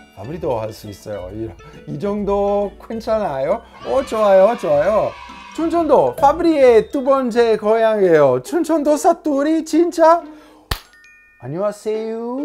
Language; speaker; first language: Korean; non-native, learner; Italian